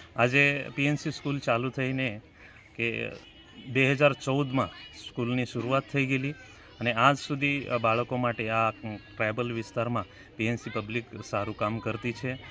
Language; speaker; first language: Gujarati; non-native, local second language; Marathi